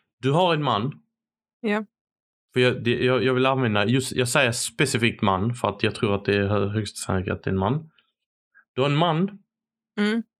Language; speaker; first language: Swedish; early bilingual, other home language; Arabic